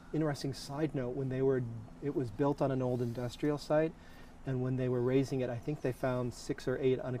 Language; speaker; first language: English; native; English